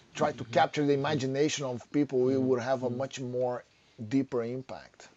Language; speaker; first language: English; non-native, fluent; Portuguese